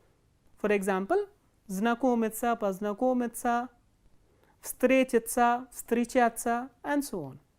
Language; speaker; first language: Russian; non-native, fluent; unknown